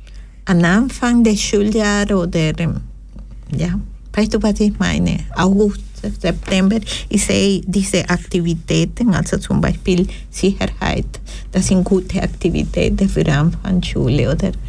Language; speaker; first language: German; non-native, learner; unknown